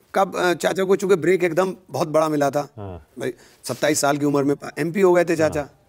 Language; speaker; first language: Hindi; native; Hindi